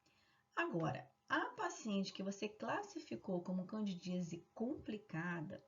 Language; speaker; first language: Portuguese; native; Portuguese